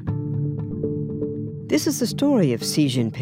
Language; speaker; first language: English; native; English